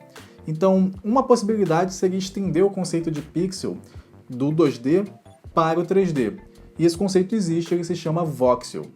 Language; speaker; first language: Portuguese; native; Portuguese